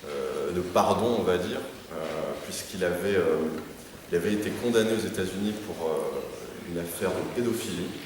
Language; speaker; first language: French; native; French